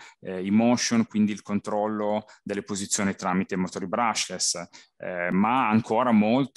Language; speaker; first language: Italian; native; Italian